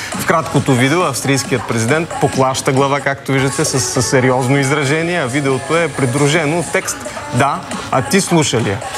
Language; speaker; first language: Bulgarian; native; Bulgarian